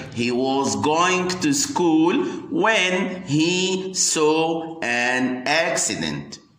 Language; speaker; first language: English; non-native, fluent; Arabic